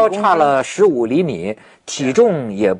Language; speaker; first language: Chinese; native; Chinese